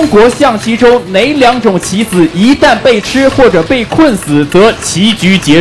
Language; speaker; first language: Chinese; native; Chinese